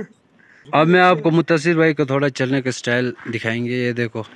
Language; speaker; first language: Hindi; native; Hindi